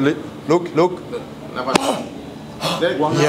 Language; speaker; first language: English; non-native, fluent; German